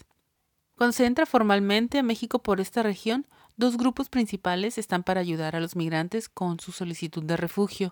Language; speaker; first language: Spanish; native; Spanish